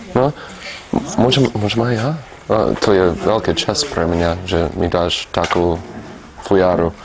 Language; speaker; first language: Slovak; non-native, learner; English